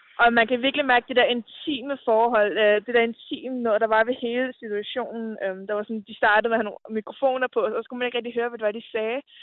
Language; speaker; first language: Danish; native; Danish